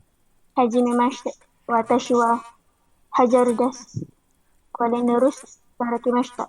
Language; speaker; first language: Japanese; non-native, learner; Malay